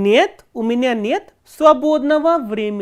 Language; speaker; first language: Russian; non-native, fluent; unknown